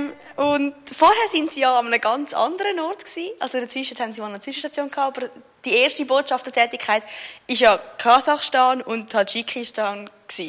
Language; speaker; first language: German; native; German